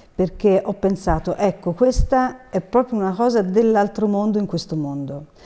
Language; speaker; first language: Italian; native; Italian